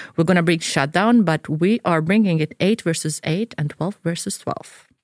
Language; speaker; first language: English; non-native, fluent; Croatian